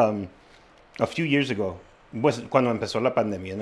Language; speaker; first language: Spanish; early bilingual, other home language; English